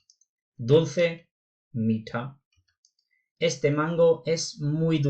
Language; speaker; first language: Spanish; non-native, fluent; Urdu